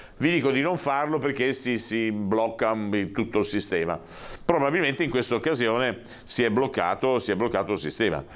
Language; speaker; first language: Italian; native; Italian